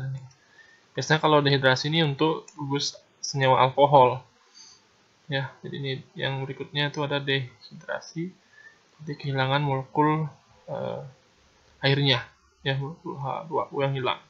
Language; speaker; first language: Indonesian; native; Indonesian